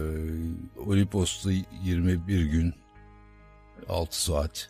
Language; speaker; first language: Turkish; native; Turkish